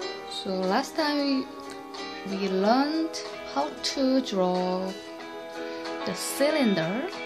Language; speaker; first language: English; non-native, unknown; Korean